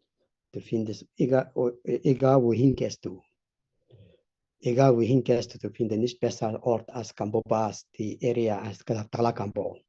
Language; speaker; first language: German; non-native, fluent; Tibetan